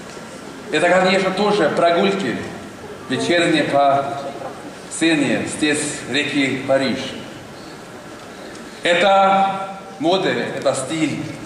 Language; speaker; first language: Russian; non-native, learner; Swedish